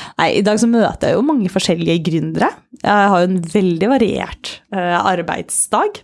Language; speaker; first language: Norwegian; native; Norwegian